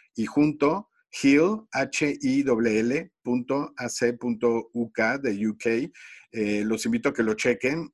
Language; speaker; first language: Spanish; native; Spanish